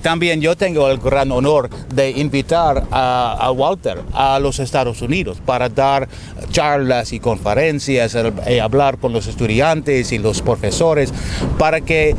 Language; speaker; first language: Spanish; non-native, fluent; English